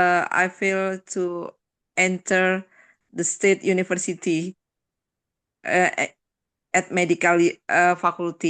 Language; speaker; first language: English; non-native, learner; Indonesian